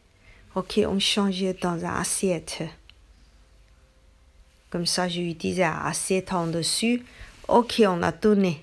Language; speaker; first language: French; non-native, learner; Chinese